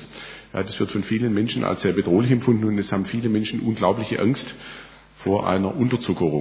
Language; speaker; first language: German; native; German